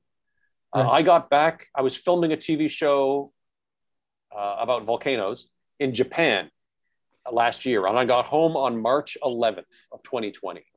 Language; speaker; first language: English; native; English